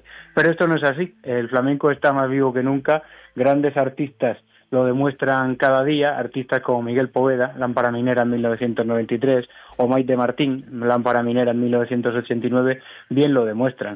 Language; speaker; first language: Spanish; native; Spanish